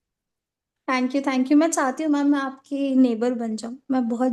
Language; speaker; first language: Hindi; native; Hindi